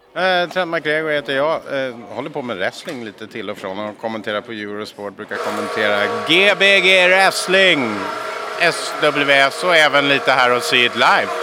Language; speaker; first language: Swedish; non-native, fluent; English